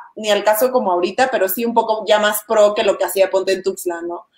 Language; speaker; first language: Spanish; native; Spanish